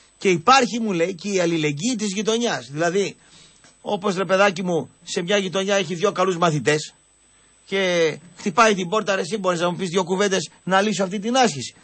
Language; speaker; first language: Greek; native; Greek